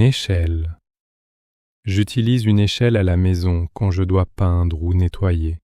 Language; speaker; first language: French; native; French